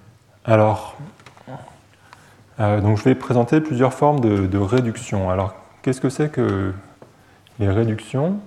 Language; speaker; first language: French; native; French